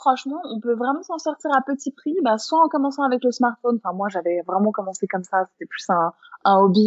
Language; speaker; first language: French; native; French